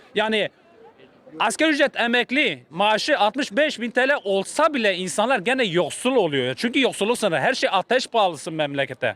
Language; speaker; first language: Turkish; native; Turkish